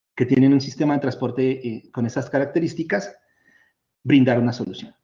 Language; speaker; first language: Spanish; native; Spanish